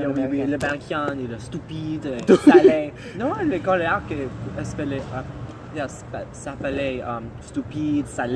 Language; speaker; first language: French; non-native, learner; English